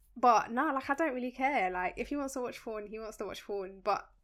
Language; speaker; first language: English; early bilingual, other home language; Spanish